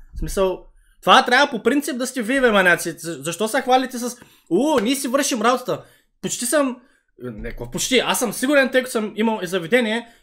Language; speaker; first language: Bulgarian; early bilingual, other home language; Vietnamese